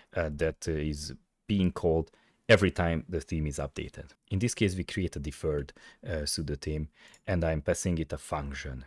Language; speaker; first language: English; non-native, fluent; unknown